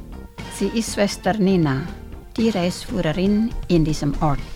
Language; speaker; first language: German; non-native, fluent; Indonesian